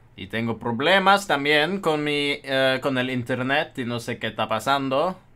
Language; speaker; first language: Spanish; non-native, fluent; Norwegian